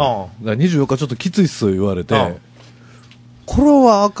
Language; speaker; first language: Japanese; native; Japanese